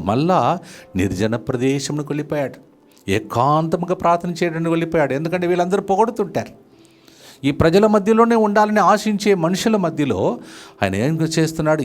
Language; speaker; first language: Telugu; non-native, fluent; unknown